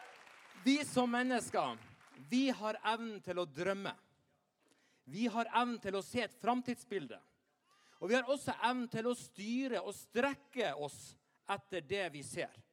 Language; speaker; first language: Norwegian; native; Norwegian